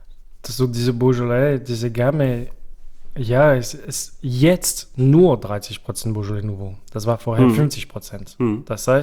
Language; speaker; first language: German; non-native, fluent; French